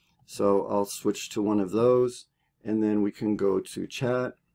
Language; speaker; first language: English; native; English